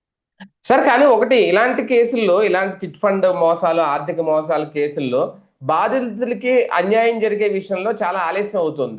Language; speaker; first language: Telugu; native; Telugu